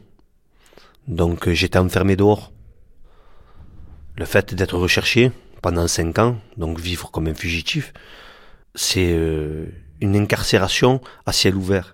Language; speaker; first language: French; native; French